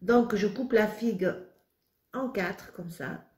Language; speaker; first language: French; non-native, local second language; Arabic